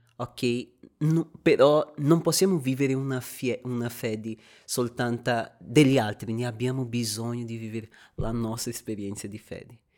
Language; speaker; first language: Italian; non-native, fluent; Portuguese